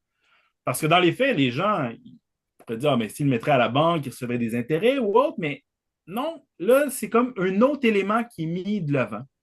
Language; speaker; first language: French; native; French